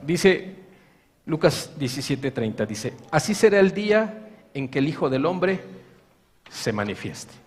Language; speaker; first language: Spanish; native; Spanish